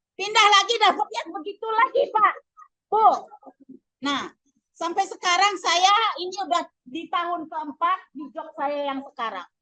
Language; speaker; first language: Indonesian; non-native, local second language; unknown